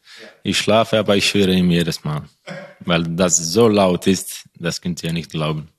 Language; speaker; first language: German; non-native, learner; Croatian